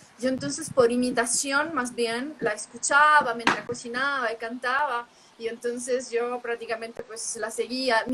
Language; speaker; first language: Spanish; non-native, fluent; Italian